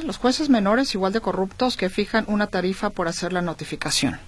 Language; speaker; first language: Spanish; native; Spanish